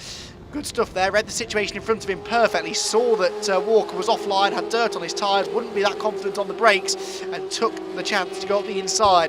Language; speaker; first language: English; native; English